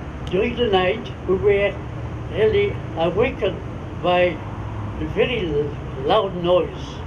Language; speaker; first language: English; non-native, fluent; French